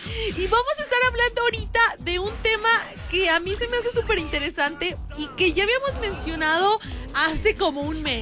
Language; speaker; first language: Spanish; native; Spanish